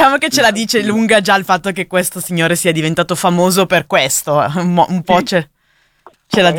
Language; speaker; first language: Italian; native; Italian